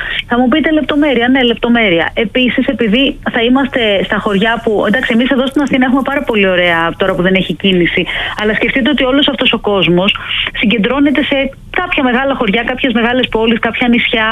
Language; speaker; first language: Greek; native; Greek